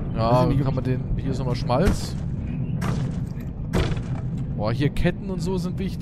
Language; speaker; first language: German; native; German